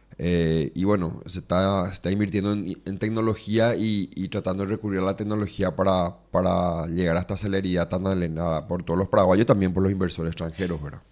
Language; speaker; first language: Spanish; native; Spanish